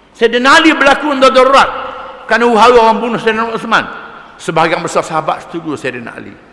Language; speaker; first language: Malay; native; Malay